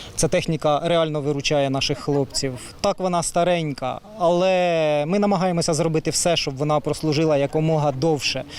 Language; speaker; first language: Ukrainian; native; Ukrainian